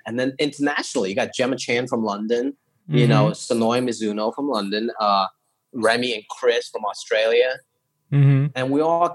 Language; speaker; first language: English; early bilingual, other home language; Cantonese